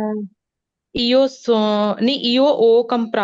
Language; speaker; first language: Italian; non-native, learner; Hindi